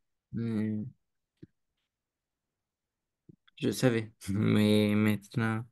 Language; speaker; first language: French; non-native, learner; Romanian